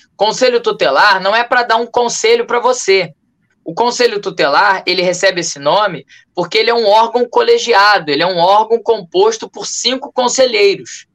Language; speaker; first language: Portuguese; native; Portuguese